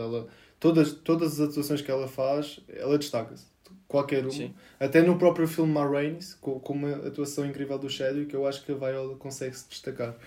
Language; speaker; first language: Portuguese; native; Portuguese